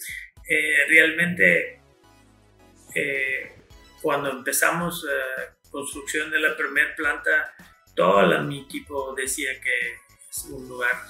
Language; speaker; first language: Spanish; non-native, fluent; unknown